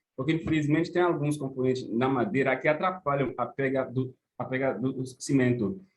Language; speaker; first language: Portuguese; non-native, fluent; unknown